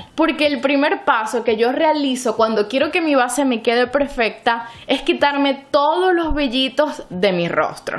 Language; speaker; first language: Spanish; native; Spanish